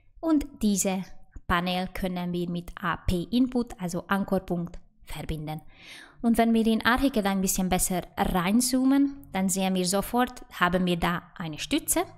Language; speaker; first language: German; non-native, fluent; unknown